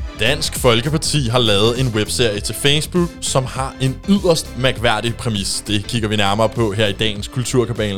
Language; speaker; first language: Danish; native; Danish